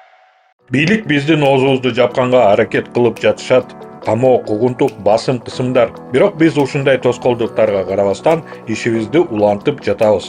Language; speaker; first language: Kyrgyz; native; Kyrgyz